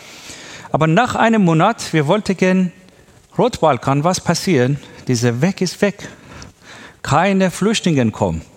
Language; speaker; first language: German; non-native, learner; Persian